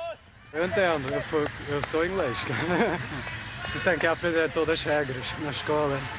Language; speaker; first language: Portuguese; non-native, learner; English